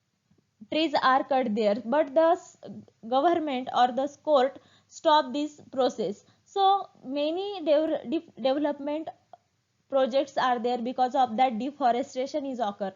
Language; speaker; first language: English; non-native, local second language; Marathi